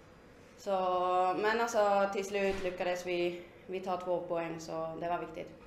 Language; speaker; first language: Swedish; non-native, fluent; Finnish